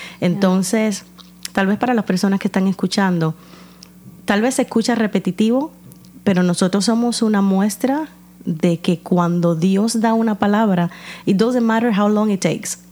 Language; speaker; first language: Spanish; native; Spanish